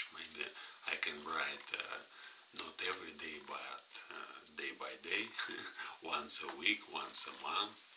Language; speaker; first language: English; non-native, fluent; Russian